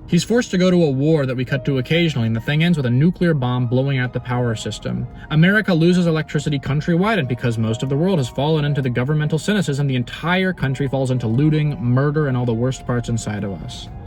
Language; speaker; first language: English; native; English